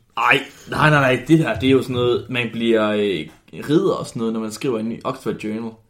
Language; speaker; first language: Danish; native; Danish